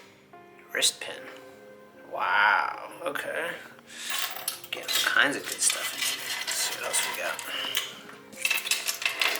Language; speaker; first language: English; native; English